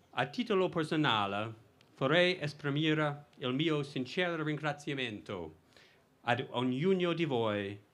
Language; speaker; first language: Italian; non-native, learner; English